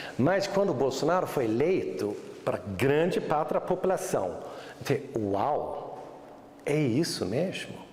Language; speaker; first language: Portuguese; non-native, fluent; Swedish